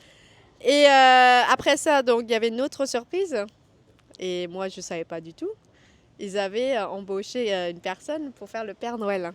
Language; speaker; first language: French; early bilingual, other home language; Vietnamese